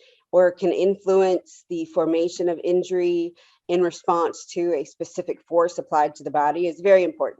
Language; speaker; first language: English; native; English